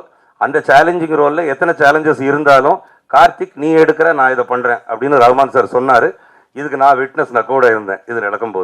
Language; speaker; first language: Tamil; native; Tamil